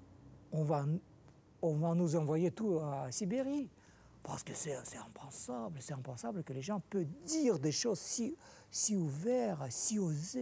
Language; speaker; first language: French; non-native, fluent; Russian